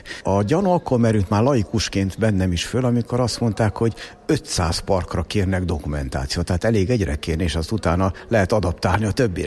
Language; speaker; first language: Hungarian; native; Hungarian